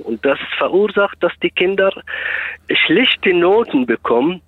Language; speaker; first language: German; non-native, fluent; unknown